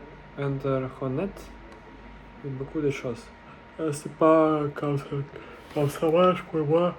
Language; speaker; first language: French; non-native, learner; Russian